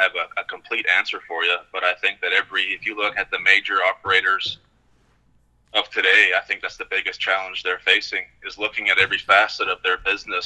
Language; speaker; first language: English; native; English